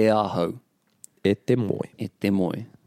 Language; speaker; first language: Māori; non-native, local second language; English